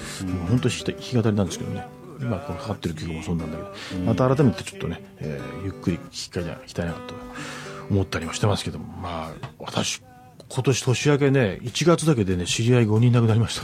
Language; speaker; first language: Japanese; native; Japanese